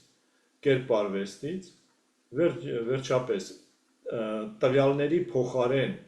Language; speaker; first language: Armenian; native; Armenian